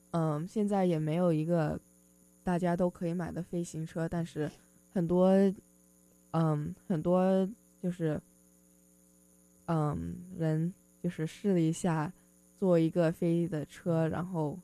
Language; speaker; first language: Chinese; early bilingual, heritage; Chinese